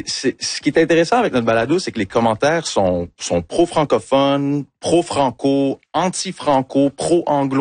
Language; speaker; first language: French; early bilingual, heritage; French